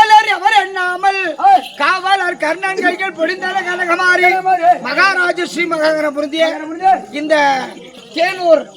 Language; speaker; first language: Tamil; native; Tamil